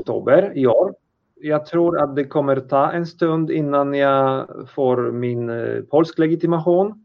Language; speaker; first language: Swedish; non-native, fluent; Polish